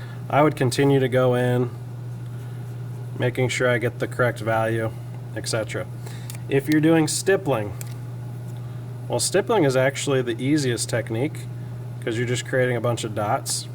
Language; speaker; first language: English; native; English